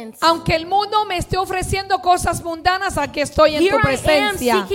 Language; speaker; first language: Spanish; early bilingual, heritage; Spanish